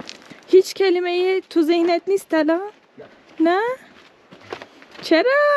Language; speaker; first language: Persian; non-native, fluent; Turkish